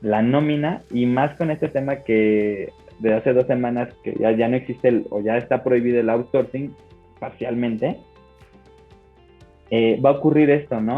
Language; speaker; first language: Spanish; native; Spanish